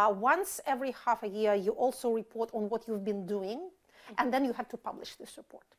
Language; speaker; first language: English; non-native, fluent; Russian